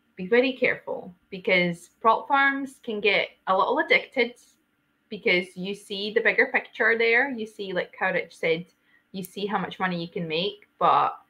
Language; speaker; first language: English; non-native, fluent; Latvian